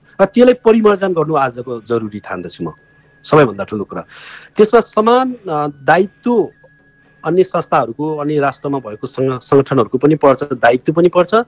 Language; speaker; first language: Nepali; non-native, local second language; Eastern Tamang